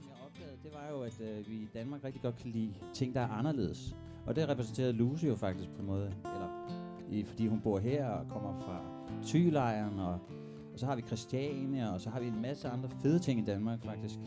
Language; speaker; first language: Danish; native; Danish